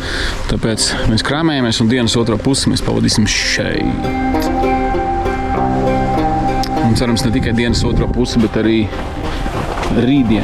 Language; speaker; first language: Latvian; native; Latvian